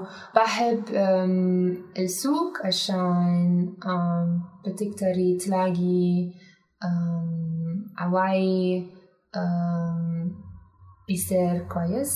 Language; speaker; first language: Arabic; non-native, learner; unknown